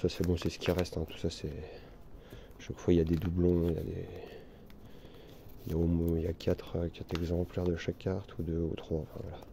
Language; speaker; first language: French; native; French